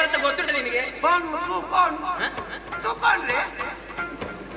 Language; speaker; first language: Hindi; non-native, local second language; Kannada